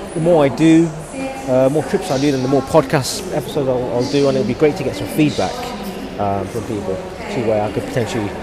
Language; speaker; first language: English; native; English